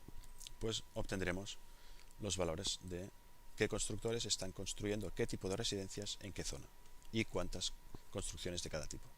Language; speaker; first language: Spanish; native; Spanish